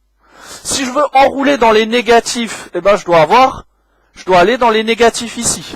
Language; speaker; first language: French; native; French